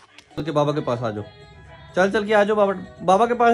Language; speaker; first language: Hindi; native; Hindi